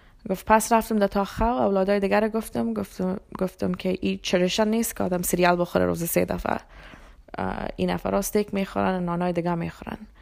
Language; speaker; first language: Persian; early bilingual, other home language; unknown